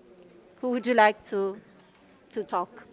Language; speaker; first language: English; non-native, fluent; Italian